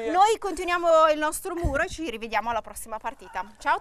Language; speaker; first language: Italian; native; Italian